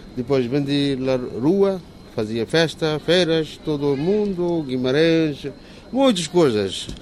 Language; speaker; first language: Portuguese; non-native, learner; Bangla